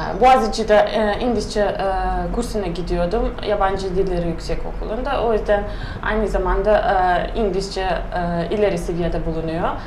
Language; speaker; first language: Turkish; non-native, fluent; Russian